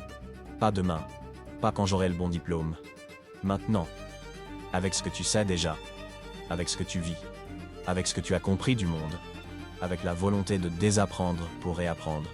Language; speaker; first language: French; native; French